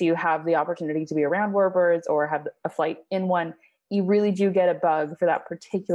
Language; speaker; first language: English; native; English